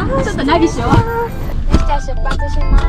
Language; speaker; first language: Japanese; native; Japanese